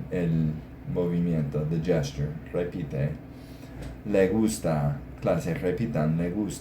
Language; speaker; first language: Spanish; non-native, fluent; English